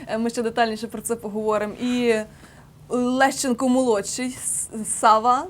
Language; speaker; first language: Ukrainian; native; Ukrainian